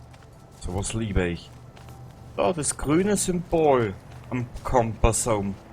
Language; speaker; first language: German; native; German